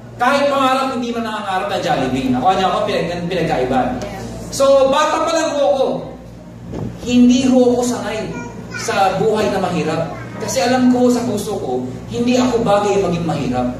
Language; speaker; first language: Filipino; non-native, local second language; Pangasinan